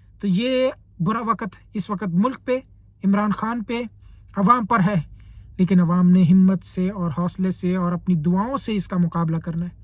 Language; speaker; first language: Urdu; native; Urdu